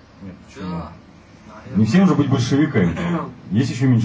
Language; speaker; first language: Russian; native; Russian